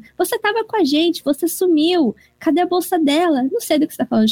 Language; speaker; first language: Portuguese; early bilingual, heritage; Japanese